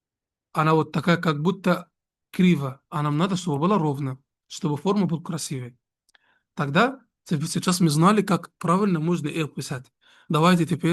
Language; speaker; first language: Russian; non-native, fluent; Arabic